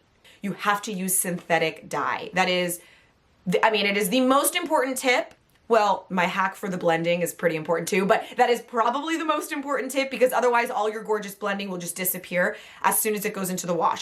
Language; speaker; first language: English; native; English